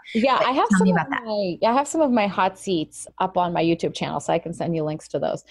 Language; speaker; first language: English; early bilingual, other home language; Russian